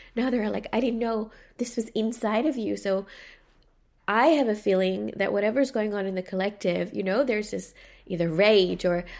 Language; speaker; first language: English; native; English